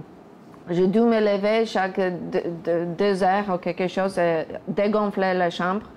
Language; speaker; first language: French; non-native, fluent; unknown